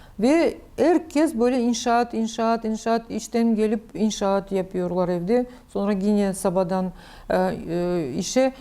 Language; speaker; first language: Turkish; non-native, learner; Crimean Tatar